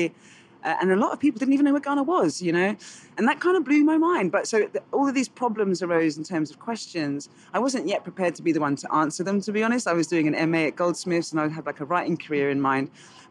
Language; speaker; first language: English; native; English